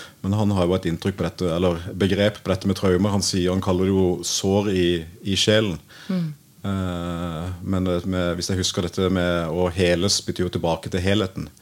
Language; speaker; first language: Norwegian; native; Norwegian